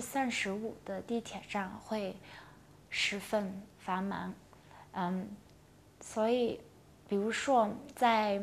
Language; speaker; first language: Chinese; non-native, local second language; Cantonese